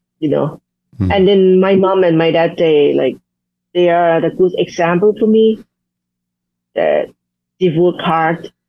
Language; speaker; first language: English; non-native, learner; Thai